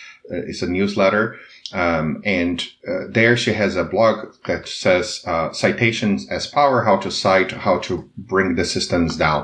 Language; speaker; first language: English; non-native, fluent; Portuguese